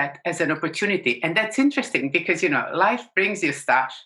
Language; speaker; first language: English; non-native, fluent; Serbian